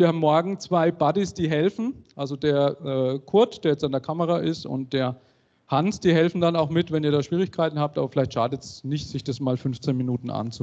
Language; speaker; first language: German; native; German